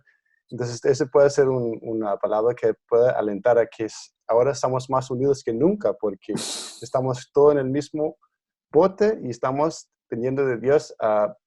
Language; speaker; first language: Spanish; non-native, fluent; Danish